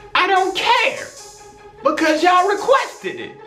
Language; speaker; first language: English; native; English